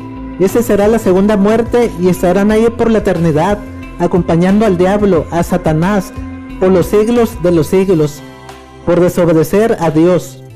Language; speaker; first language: Spanish; native; Spanish